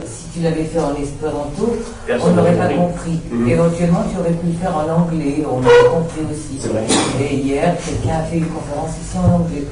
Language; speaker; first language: French; native; French